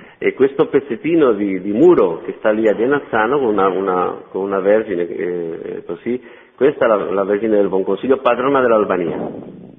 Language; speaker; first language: Italian; non-native, fluent; Spanish